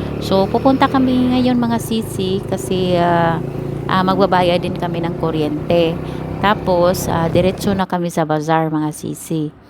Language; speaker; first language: Filipino; native; Filipino